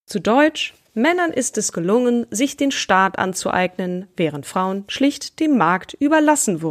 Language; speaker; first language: German; native; German